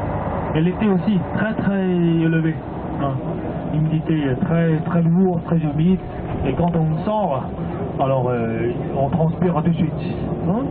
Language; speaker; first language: French; non-native, fluent; Cantonese